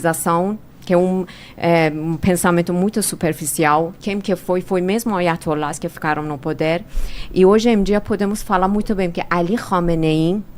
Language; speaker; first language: Portuguese; non-native, fluent; Persian